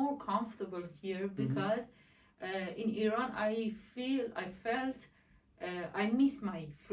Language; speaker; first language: English; non-native, learner; Persian